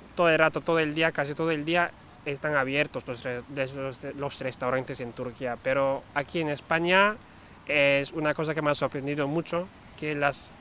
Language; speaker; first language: Spanish; non-native, fluent; Turkish